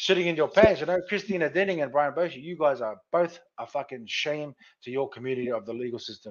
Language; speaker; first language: English; native; English